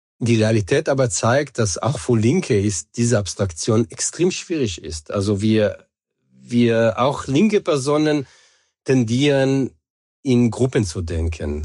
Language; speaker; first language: German; non-native, fluent; Hebrew